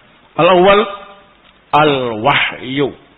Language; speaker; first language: Arabic; non-native, fluent; Indonesian